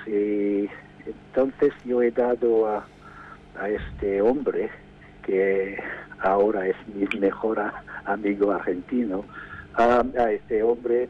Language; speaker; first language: Spanish; non-native, fluent; English